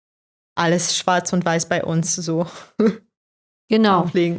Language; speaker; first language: German; non-native, fluent; Croatian